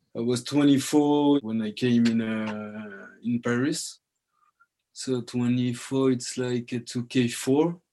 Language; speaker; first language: English; early bilingual, heritage; French